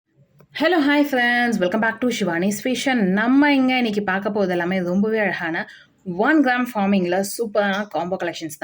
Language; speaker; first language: Tamil; native; Tamil